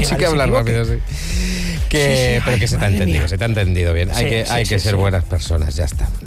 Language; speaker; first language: Spanish; native; Spanish